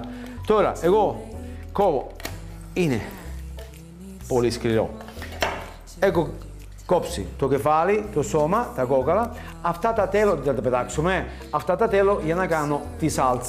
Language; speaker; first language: Greek; non-native, learner; Italian